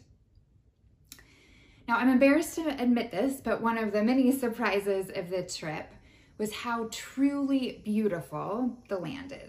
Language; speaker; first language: English; native; English